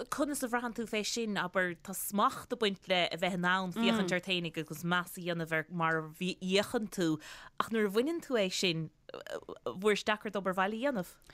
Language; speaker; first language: Irish; native; Irish